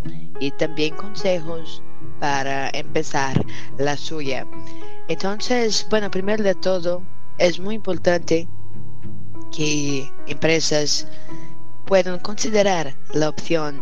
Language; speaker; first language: Spanish; non-native, fluent; Portuguese